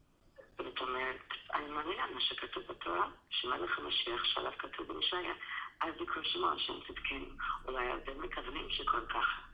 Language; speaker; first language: Hebrew; non-native, fluent; English